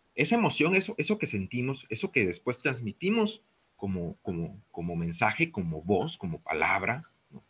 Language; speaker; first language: Spanish; native; Spanish